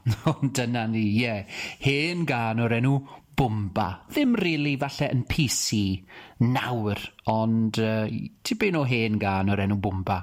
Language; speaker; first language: Welsh; native; Welsh